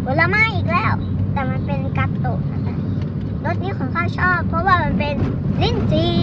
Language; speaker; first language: Thai; native; Thai